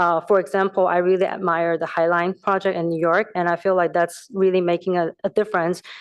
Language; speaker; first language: English; non-native, fluent; Chinese